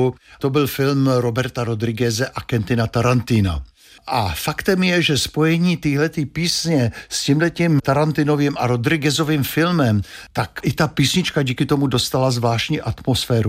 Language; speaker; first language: Czech; native; Czech